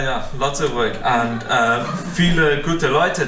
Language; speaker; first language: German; non-native, learner; English